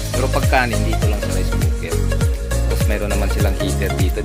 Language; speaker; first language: Filipino; non-native, local second language; Hiligaynon